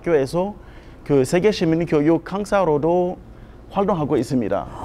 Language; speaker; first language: Korean; non-native, fluent; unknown